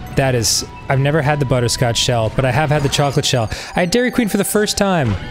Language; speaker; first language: English; native; English